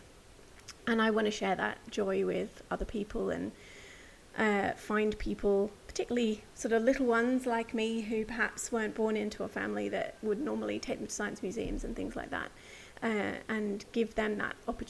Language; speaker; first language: English; native; English